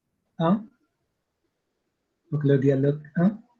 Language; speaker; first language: French; non-native, learner; Spanish